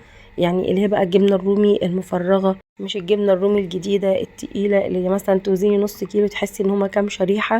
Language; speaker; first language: Arabic; native; Arabic